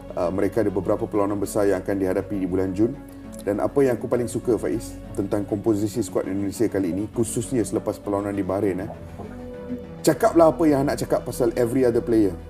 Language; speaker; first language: Malay; native; Malay